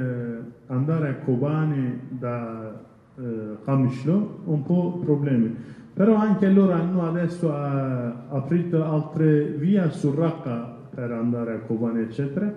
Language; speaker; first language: Italian; non-native, learner; Kurdish